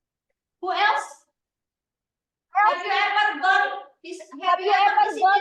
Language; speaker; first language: English; non-native, learner; Indonesian